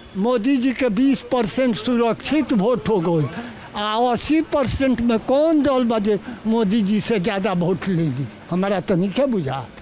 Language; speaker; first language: Bhojpuri; native; Bhojpuri